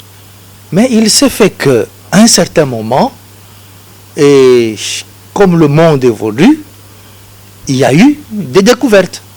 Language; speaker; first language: French; non-native, local second language; Lingala